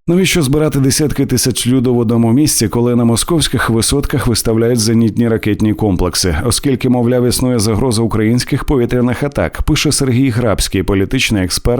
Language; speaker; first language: Ukrainian; native; Ukrainian